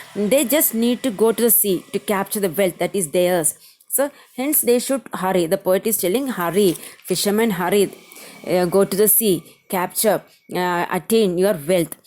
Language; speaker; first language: English; non-native, local second language; Malayalam